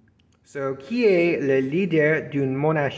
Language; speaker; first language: French; non-native, fluent; English